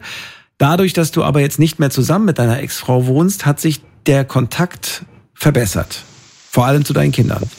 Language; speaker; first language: German; native; German